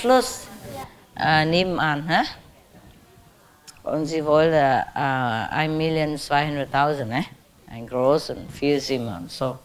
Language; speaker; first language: German; non-native, learner; Vietnamese